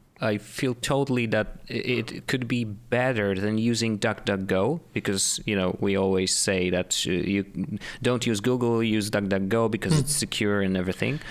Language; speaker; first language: English; non-native, fluent; Polish